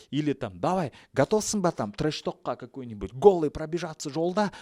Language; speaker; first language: Russian; non-native, local second language; Kazakh